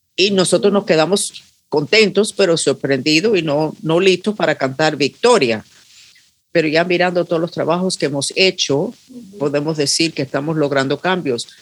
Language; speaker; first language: Spanish; non-native, fluent; English